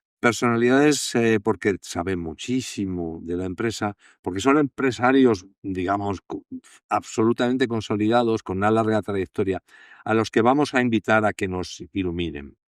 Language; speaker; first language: Spanish; native; Spanish